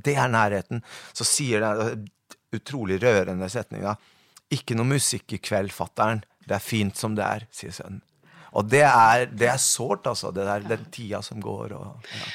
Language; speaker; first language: Norwegian; early bilingual, other home language; Spanish